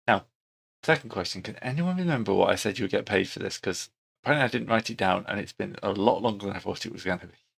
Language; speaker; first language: English; native; English